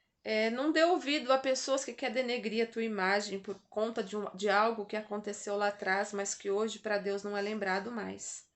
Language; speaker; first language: Portuguese; native; Portuguese